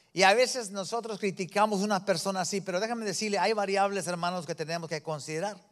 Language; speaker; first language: Spanish; early bilingual, heritage; Spanish